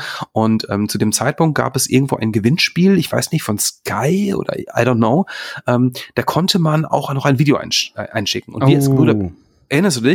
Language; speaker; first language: German; native; German